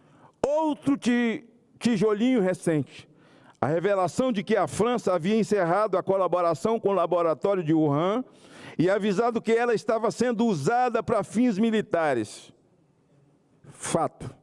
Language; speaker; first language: Portuguese; native; Portuguese